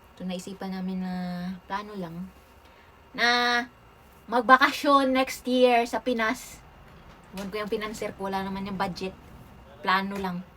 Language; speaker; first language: Filipino; non-native, local second language; Cebuano